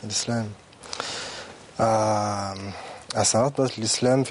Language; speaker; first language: Arabic; non-native, learner; French